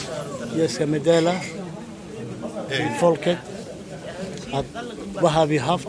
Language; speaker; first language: Swedish; non-native, learner; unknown